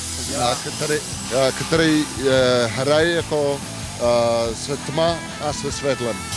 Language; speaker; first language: Czech; non-native, fluent; Dutch